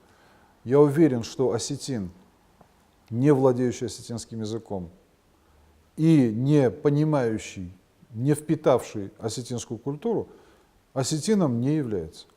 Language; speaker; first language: Russian; non-native, local second language; Ossetic